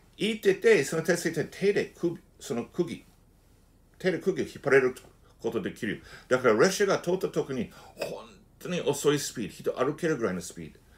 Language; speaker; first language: Japanese; non-native, fluent; English